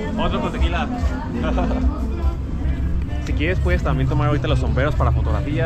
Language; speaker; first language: Spanish; native; Spanish